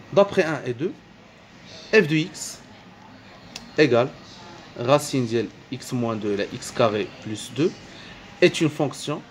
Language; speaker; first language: French; non-native, local second language; Arabic